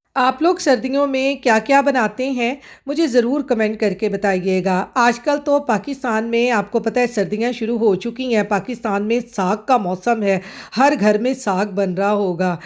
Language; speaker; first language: Urdu; non-native, local second language; Punjabi